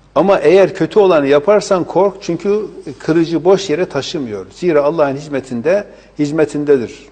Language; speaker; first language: Turkish; native; Turkish